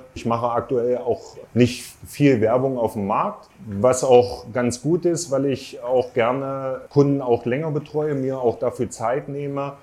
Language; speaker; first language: German; native; German